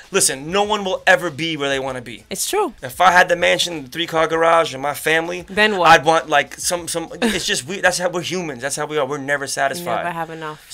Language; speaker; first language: English; native; English